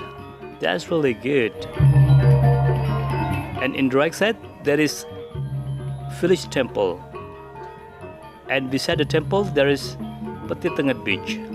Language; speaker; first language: English; non-native, local second language; Indonesian